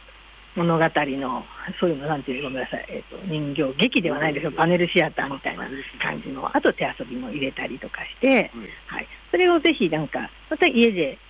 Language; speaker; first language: Japanese; native; Japanese